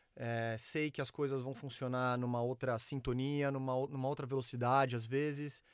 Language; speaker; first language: Portuguese; native; Portuguese